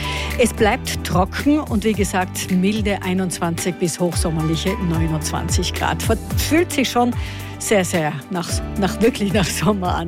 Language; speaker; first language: German; native; German